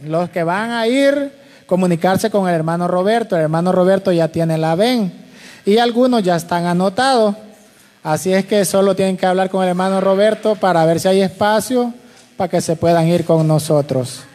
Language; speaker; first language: Spanish; native; Spanish